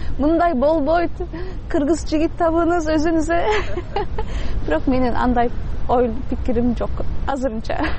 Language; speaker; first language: Kyrgyz; non-native, fluent; Turkish